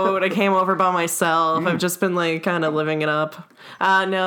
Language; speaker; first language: English; non-native, fluent; Russian